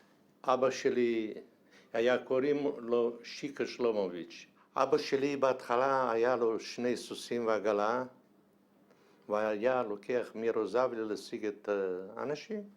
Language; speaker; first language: Hebrew; non-native, fluent; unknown